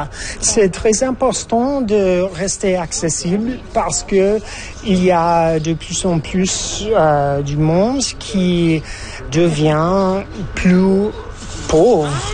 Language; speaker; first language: French; non-native, fluent; English